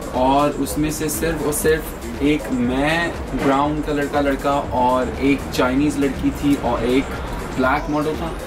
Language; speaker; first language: Urdu; non-native, local second language; Punjabi